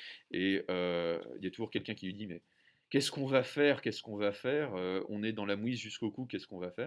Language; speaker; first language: French; native; French